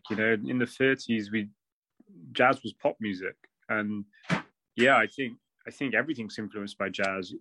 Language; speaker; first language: English; native; English